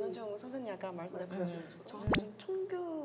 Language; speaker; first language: Korean; non-native, fluent; Chinese